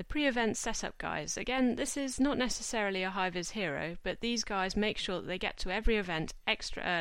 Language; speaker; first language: English; native; English